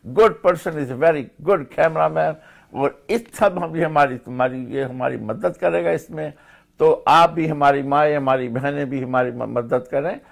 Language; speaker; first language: Urdu; native; Urdu